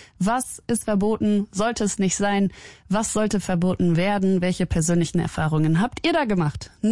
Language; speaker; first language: German; early bilingual, other home language; Arabic